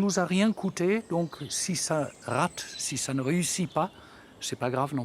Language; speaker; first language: French; native; French